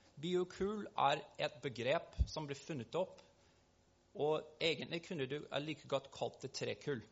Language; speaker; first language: Norwegian; non-native, fluent; English